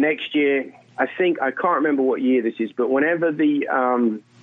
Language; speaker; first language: English; native; English